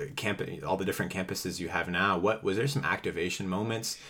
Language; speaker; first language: English; native; English